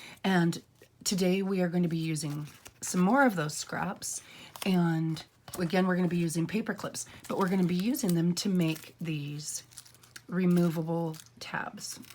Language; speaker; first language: English; native; English